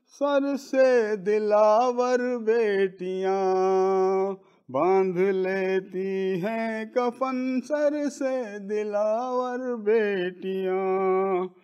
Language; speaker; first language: Urdu; native; Urdu